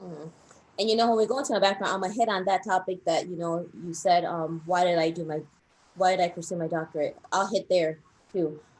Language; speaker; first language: English; early bilingual, other home language; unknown